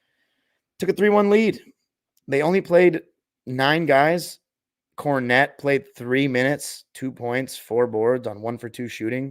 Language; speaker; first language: English; native; English